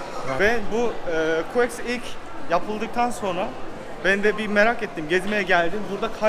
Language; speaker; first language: Turkish; non-native, fluent; Korean